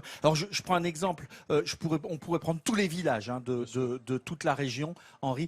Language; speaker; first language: French; native; French